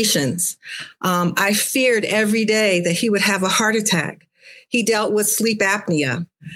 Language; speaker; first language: English; native; English